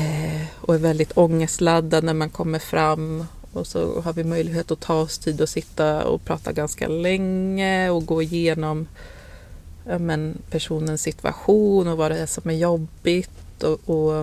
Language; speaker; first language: Swedish; native; Swedish